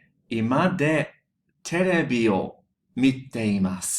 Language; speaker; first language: Japanese; non-native, fluent; English